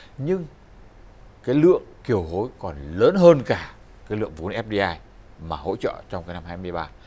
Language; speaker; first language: Vietnamese; native; Vietnamese